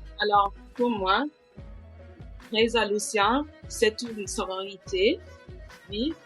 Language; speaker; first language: French; non-native, local second language; English